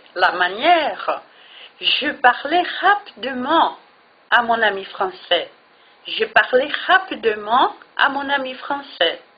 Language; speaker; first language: French; non-native, fluent; Portuguese